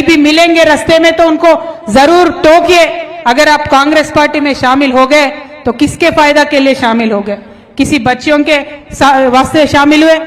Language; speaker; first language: Hindi; non-native, local second language; Telugu